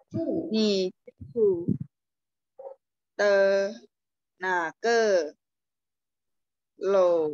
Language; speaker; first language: Chinese; non-native, learner; Thai